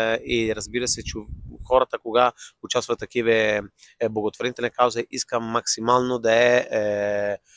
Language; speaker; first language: Bulgarian; non-native, fluent; Italian